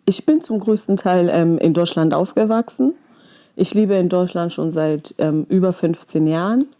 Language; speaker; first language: German; early bilingual, other home language; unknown